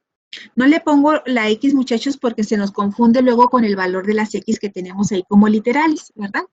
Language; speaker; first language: Spanish; native; Spanish